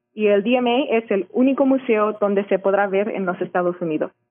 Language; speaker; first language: Spanish; early bilingual, heritage; Spanish